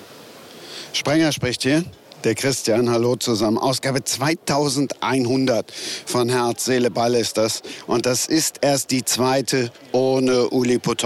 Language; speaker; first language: German; native; German